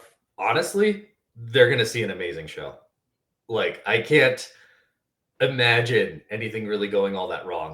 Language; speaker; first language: English; native; English